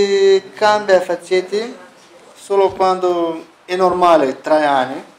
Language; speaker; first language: Italian; non-native, learner; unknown